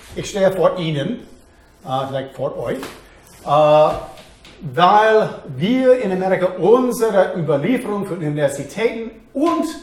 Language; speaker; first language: German; non-native, fluent; English